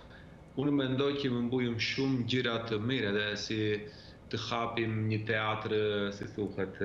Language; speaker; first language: Albanian; early bilingual, heritage; Albanian